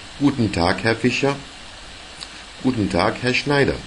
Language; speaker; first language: German; non-native, fluent; Turkish